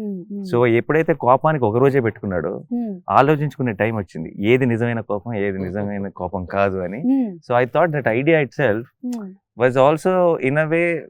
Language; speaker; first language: Telugu; native; Telugu